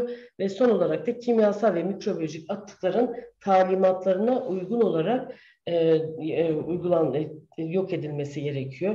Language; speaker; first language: Turkish; native; Turkish